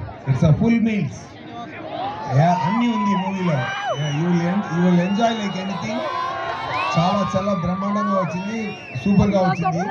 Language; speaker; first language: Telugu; non-native, learner; Tamil